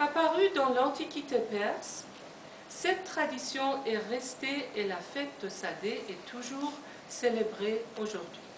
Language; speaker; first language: French; non-native, fluent; Persian